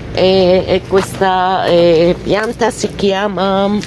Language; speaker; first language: Italian; non-native, fluent; Arabic